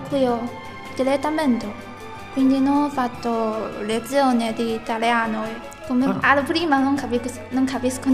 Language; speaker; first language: Italian; non-native, learner; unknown